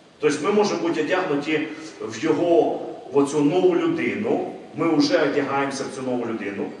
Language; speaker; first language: Ukrainian; non-native, local second language; Russian